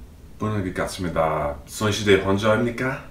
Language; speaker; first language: Korean; non-native, learner; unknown